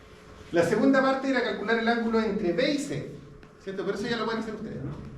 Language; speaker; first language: Spanish; native; Spanish